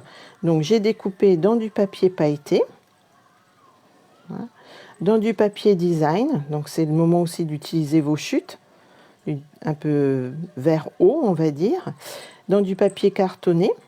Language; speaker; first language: French; native; French